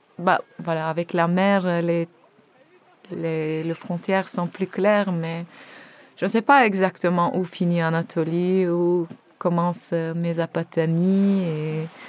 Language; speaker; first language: French; non-native, fluent; Turkish